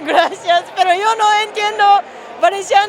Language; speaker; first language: Spanish; non-native, learner; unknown